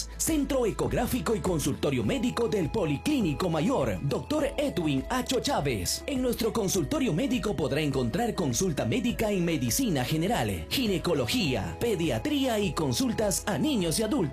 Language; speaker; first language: Spanish; native; Spanish